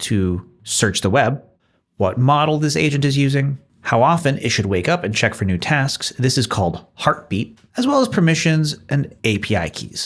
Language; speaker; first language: English; native; English